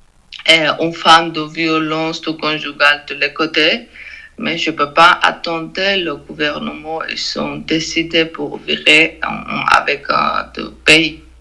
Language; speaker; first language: French; non-native, learner; Georgian